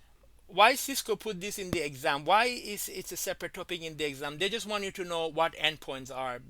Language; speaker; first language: English; non-native, fluent; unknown